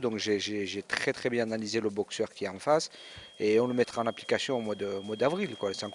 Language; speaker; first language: French; native; French